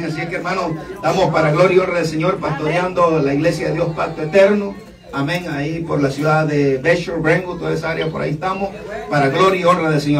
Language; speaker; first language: Spanish; native; Spanish